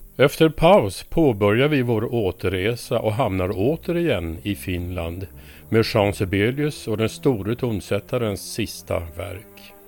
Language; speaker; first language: Swedish; native; Swedish